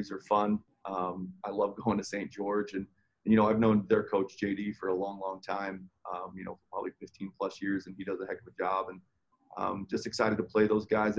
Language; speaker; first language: English; native; English